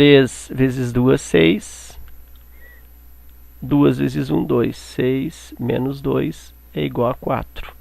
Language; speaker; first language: Portuguese; native; Portuguese